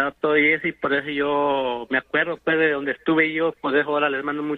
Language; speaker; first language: Spanish; non-native, local second language; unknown